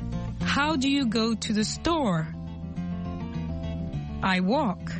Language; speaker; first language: English; non-native, fluent; French